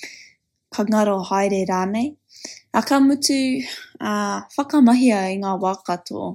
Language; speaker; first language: Māori; non-native, local second language; English